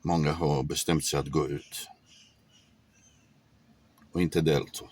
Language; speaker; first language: Swedish; non-native, fluent; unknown